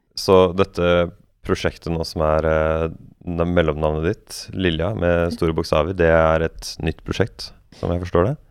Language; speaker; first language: Norwegian; native; Norwegian